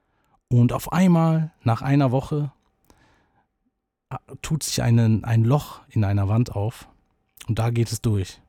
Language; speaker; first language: German; native; German